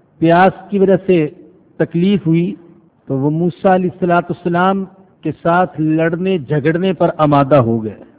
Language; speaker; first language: Urdu; non-native, local second language; Punjabi